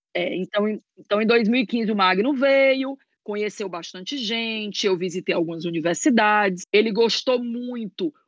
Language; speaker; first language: Portuguese; native; Portuguese